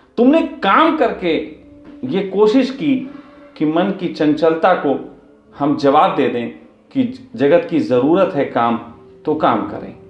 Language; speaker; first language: Hindi; native; Hindi